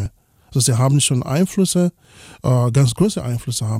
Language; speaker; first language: German; non-native, fluent; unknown